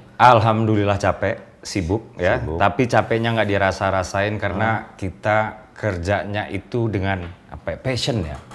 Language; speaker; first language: Indonesian; native; Indonesian